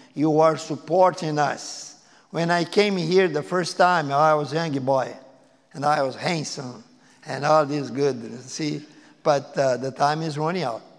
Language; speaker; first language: English; non-native, learner; Portuguese